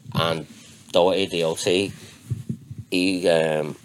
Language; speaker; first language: English; native; English